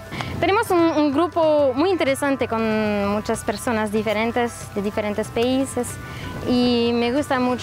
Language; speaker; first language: Spanish; non-native, fluent; French